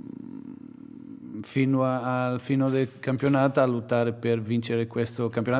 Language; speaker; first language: Italian; non-native, learner; Portuguese